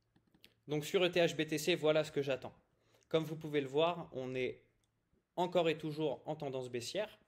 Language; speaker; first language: French; native; French